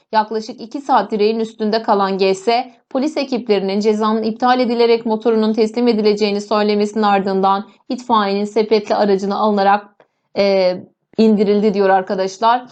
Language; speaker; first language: Turkish; native; Turkish